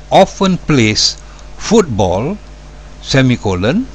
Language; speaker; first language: English; non-native, local second language; Malay